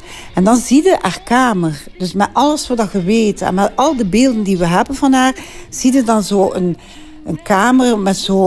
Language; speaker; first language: Dutch; native; Dutch